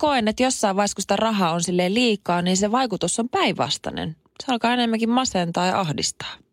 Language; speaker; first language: Finnish; native; Finnish